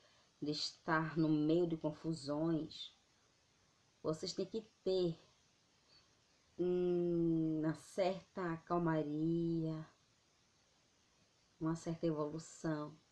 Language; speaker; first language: Portuguese; native; Portuguese